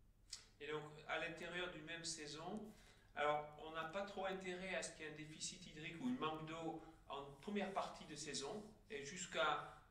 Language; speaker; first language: French; native; French